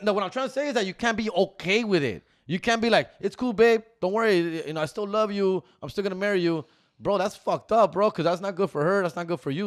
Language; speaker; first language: English; early bilingual, other home language; Spanish